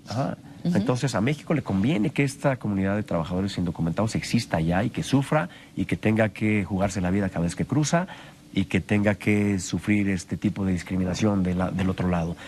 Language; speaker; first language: Spanish; native; Spanish